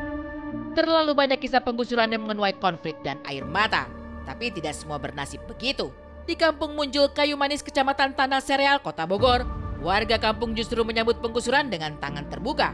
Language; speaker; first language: Indonesian; native; Indonesian